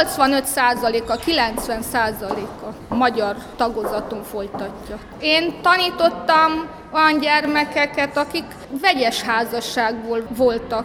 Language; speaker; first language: Hungarian; native; Hungarian